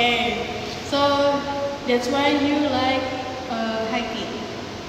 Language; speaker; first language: English; non-native, learner; Indonesian